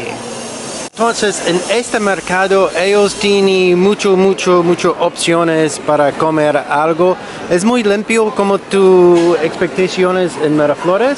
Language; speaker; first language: Spanish; non-native, learner; English